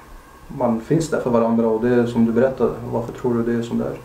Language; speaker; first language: Swedish; native; Swedish